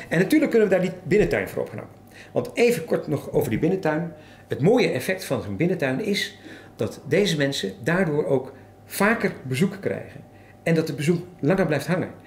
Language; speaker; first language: Dutch; native; Dutch